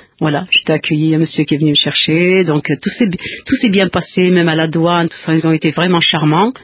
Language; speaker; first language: French; non-native, local second language; Kabyle